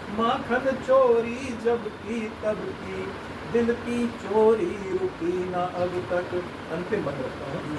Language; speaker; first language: Hindi; native; Hindi